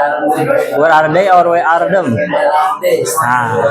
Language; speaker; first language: English; non-native, fluent; Indonesian